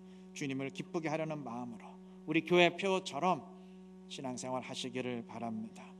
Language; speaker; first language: Korean; native; Korean